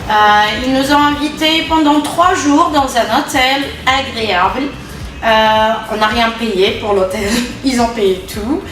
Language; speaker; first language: French; non-native, local second language; Arabic